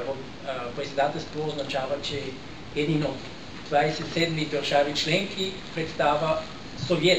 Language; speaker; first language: Bulgarian; non-native, learner; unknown